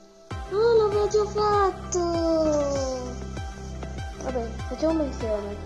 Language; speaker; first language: Italian; early bilingual, other home language; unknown